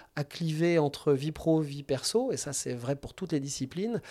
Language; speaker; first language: French; native; French